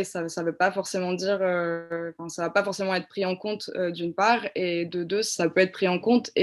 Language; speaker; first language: French; native; French